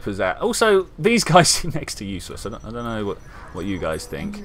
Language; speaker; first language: English; native; English